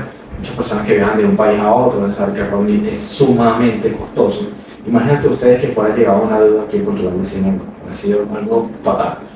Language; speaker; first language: Spanish; native; Spanish